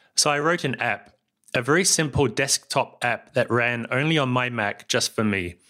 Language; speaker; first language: English; native; English